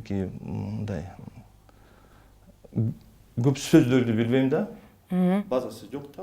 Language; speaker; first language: Kyrgyz; non-native, local second language; Russian